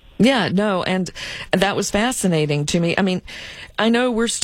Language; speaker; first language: English; native; English